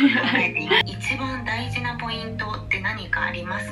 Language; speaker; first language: Japanese; native; Japanese